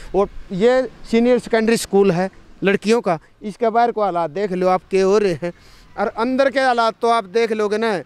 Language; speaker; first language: Hindi; native; Hindi